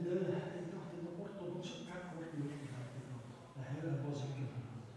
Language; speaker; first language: Dutch; native; Dutch